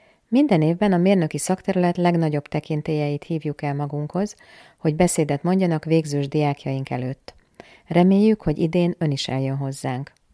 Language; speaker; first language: Hungarian; native; Hungarian